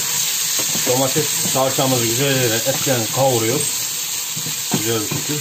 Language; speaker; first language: German; non-native, learner; Turkish